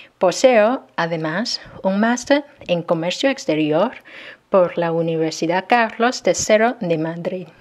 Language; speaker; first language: Spanish; non-native, fluent; Chinese